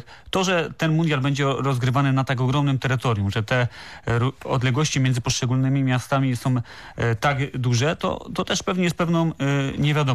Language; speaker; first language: Polish; native; Polish